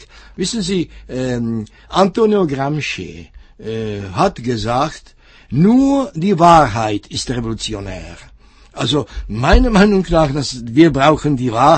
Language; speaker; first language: German; non-native, fluent; Czech